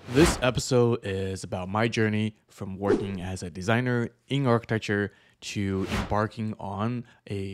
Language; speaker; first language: English; early bilingual, other home language; Chinese